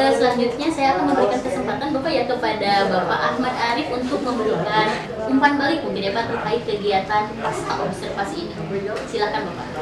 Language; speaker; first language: Indonesian; non-native, local second language; Sundanese